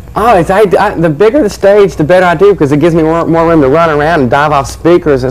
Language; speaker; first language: English; native; English